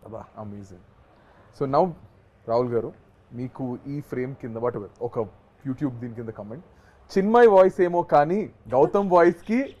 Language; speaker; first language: Telugu; native; Telugu